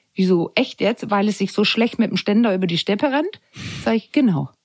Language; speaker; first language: German; non-native, fluent; Danish